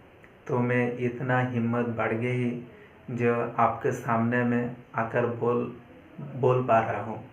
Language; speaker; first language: Hindi; non-native, local second language; Bangla